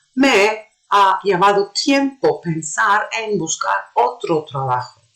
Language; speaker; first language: Spanish; non-native, fluent; Turkish